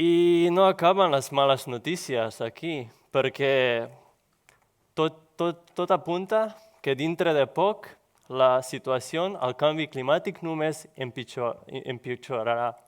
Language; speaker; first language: Catalan; non-native, local second language; Spanish